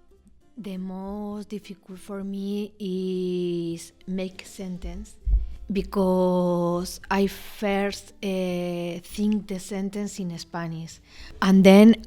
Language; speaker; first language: English; non-native, learner; Spanish